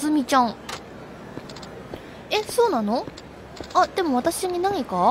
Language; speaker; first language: Japanese; native; Japanese